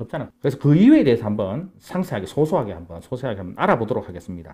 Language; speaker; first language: Korean; native; Korean